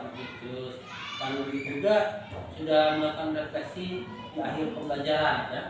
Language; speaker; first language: Indonesian; native; Indonesian